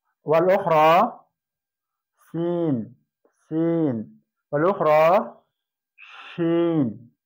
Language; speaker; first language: Arabic; non-native, fluent; Persian